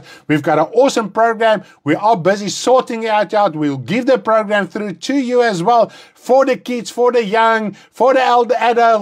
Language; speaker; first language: English; non-native, local second language; Afrikaans